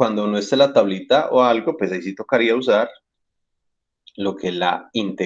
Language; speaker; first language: Spanish; native; Spanish